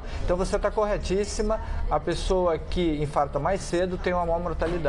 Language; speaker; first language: Portuguese; native; Portuguese